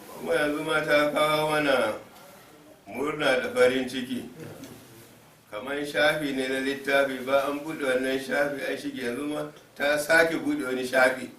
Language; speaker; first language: Hausa; non-native, local second language; Fula